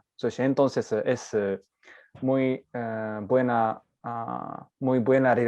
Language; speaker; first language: Spanish; non-native, learner; Japanese